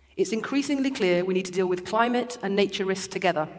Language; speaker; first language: English; native; English